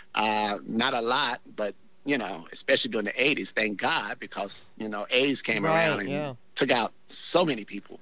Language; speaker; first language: English; native; English